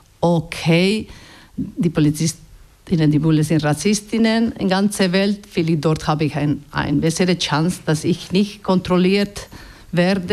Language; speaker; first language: German; non-native, fluent; Basque